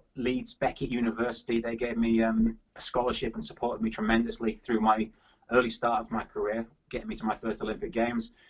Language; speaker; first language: English; native; English